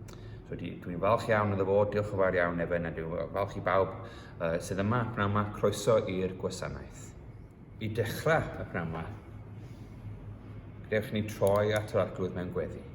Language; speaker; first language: Welsh; early bilingual, heritage; Welsh